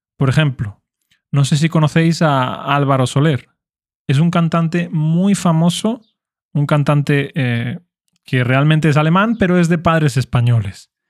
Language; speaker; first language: Spanish; native; Spanish